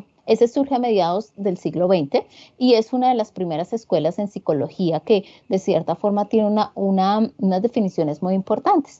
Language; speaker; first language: Spanish; native; Spanish